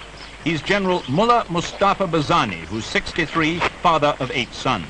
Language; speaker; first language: English; native; English